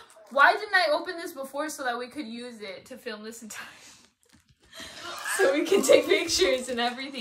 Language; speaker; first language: English; early bilingual, other home language; Spanish